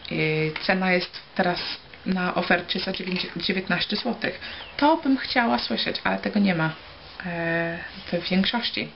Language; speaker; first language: Polish; early bilingual, heritage; Polish